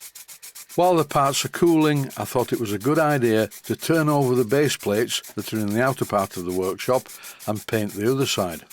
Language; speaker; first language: English; native; English